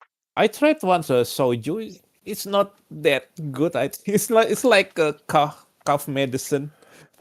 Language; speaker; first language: English; non-native, learner; Indonesian